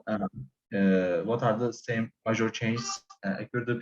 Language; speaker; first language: English; non-native, learner; Turkish